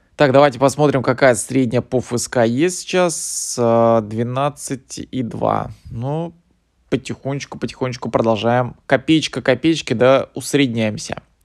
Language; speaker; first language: Russian; native; Russian